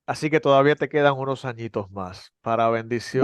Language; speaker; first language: Spanish; native; Spanish